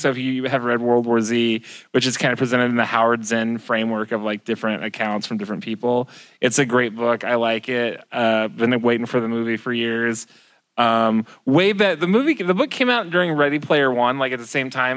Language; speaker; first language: English; native; English